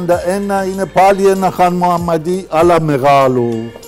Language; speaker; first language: Greek; non-native, learner; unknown